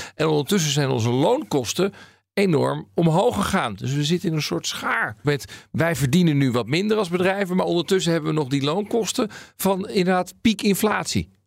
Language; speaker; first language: Dutch; native; Dutch